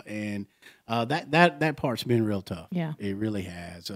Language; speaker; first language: English; native; English